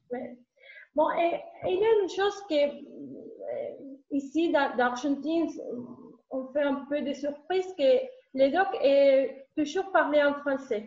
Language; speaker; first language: French; non-native, learner; Spanish